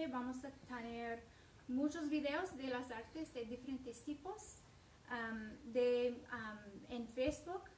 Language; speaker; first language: Spanish; non-native, fluent; English